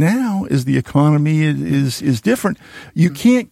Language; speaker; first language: English; native; English